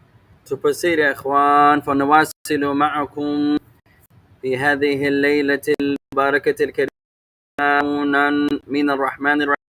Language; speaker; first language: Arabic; non-native, fluent; English